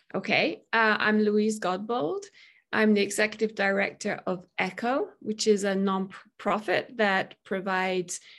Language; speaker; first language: English; native; English